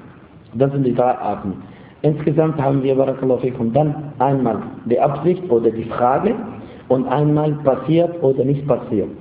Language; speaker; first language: German; non-native, fluent; Arabic